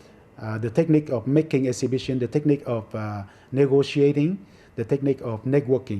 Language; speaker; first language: English; non-native, fluent; Vietnamese